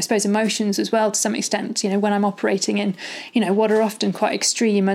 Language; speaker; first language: English; native; English